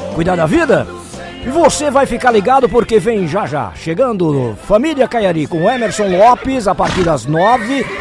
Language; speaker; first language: Portuguese; native; Portuguese